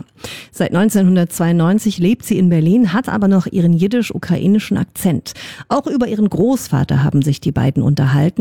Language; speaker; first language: German; native; German